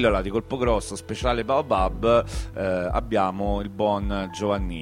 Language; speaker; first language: Italian; native; Italian